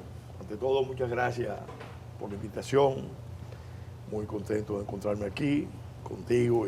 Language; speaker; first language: Spanish; native; Spanish